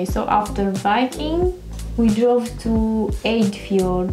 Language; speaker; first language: English; non-native, learner; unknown